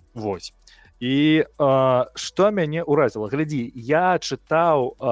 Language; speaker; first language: Belarusian; non-native, local second language; Russian